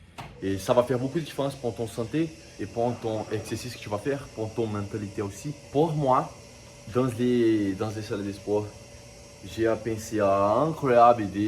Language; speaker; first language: French; non-native, learner; Portuguese